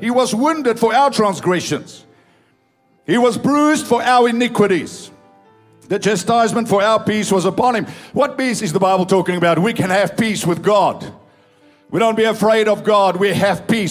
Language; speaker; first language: English; non-native, local second language; Afrikaans